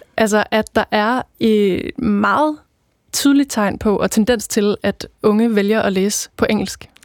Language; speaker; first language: Danish; native; Danish